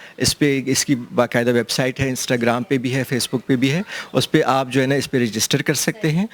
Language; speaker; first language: Urdu; non-native, local second language; Pashto